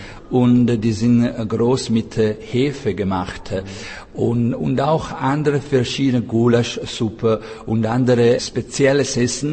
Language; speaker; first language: German; non-native, learner; Italian